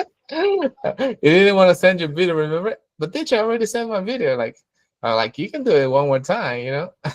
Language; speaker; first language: English; non-native, fluent; Spanish